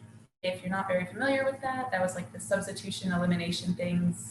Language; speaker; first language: English; native; English